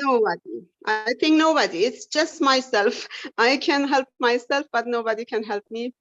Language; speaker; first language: English; non-native, learner; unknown